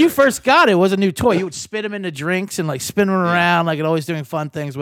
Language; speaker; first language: English; native; English